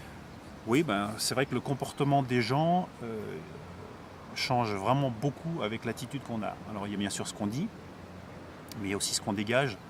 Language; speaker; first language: French; native; French